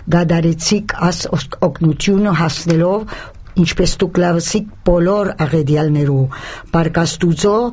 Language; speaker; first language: Armenian; early bilingual, heritage; Armenian